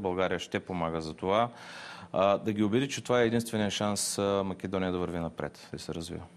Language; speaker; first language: Bulgarian; non-native, local second language; Turkish